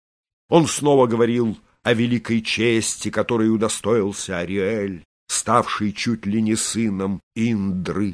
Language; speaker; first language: Russian; native; Russian